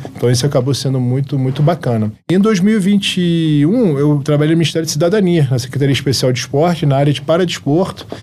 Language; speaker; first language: Portuguese; early bilingual, other home language; Arabic